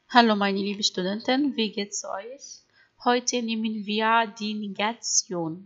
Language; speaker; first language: German; non-native, fluent; Arabic